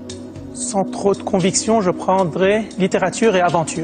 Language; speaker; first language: French; non-native, local second language; Arabic